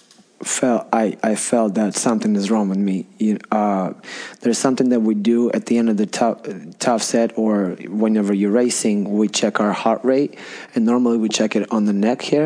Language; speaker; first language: English; non-native, fluent; Russian